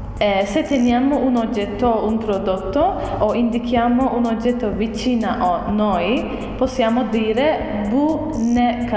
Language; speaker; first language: Italian; non-native, fluent; Turkish